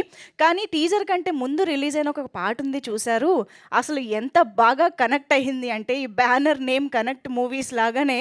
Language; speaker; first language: Telugu; native; Telugu